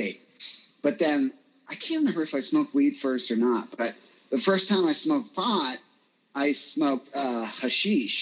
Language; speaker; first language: English; native; English